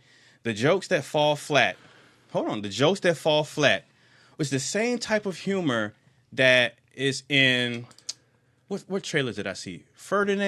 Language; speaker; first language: English; native; English